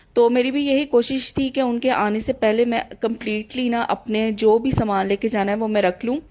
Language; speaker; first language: Urdu; native; Urdu